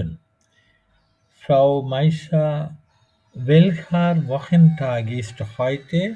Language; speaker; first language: German; non-native, fluent; Bangla